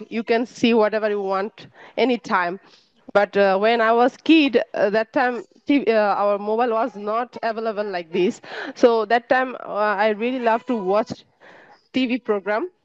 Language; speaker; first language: English; non-native, learner; Bangla